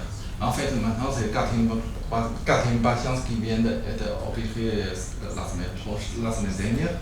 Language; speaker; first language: French; non-native, learner; Chinese